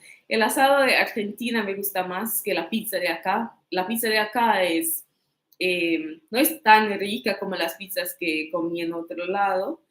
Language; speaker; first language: Spanish; non-native, fluent; English